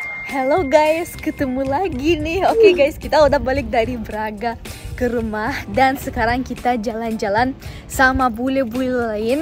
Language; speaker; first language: Indonesian; non-native, fluent; German